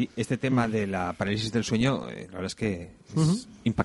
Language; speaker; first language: Spanish; native; Spanish